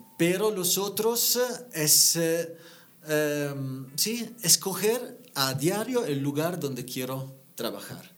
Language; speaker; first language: Spanish; non-native, fluent; Italian